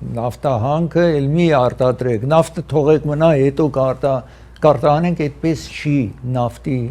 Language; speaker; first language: Armenian; early bilingual, heritage; Armenian